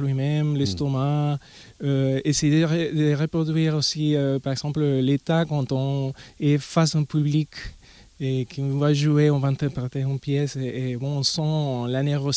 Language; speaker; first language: French; non-native, fluent; Spanish